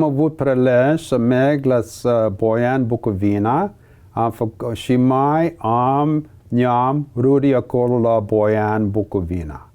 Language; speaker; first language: Romanian; early bilingual, heritage; English